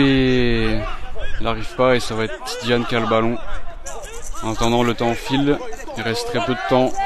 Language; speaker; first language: French; native; French